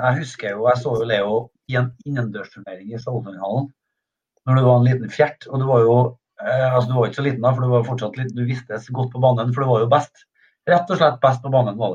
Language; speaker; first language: Norwegian; native; Norwegian